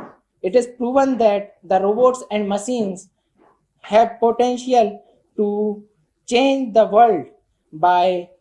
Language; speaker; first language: English; non-native, learner; Hindi